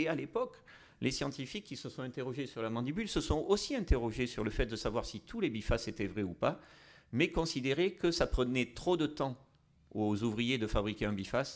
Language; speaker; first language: French; native; French